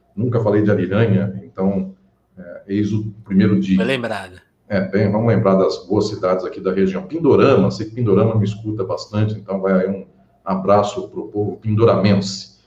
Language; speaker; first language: Portuguese; native; Portuguese